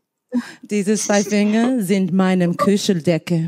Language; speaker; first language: German; non-native, learner; Spanish